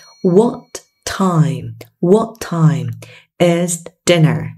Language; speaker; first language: English; non-native, fluent; Vietnamese